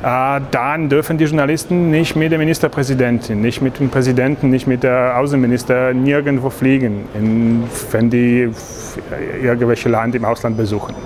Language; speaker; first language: German; non-native, learner; Polish